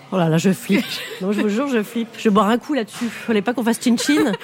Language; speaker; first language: French; native; French